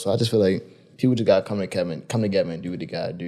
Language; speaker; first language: English; native; English